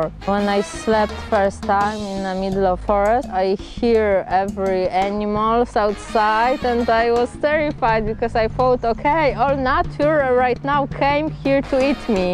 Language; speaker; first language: English; non-native, learner; Polish